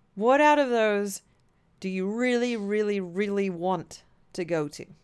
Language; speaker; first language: English; native; English